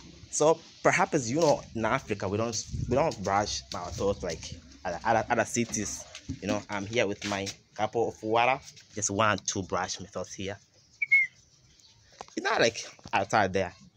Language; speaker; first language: English; non-native, learner; Makhuwa